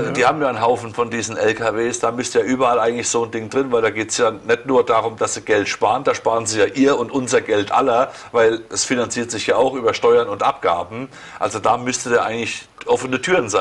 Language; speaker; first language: German; native; German